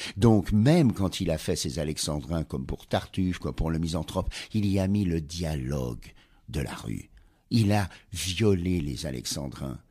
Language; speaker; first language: French; native; French